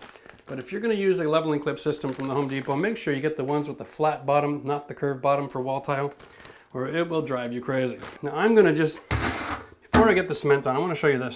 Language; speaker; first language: English; native; English